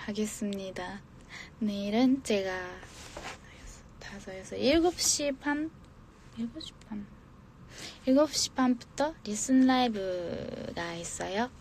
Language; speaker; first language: Korean; non-native, fluent; Japanese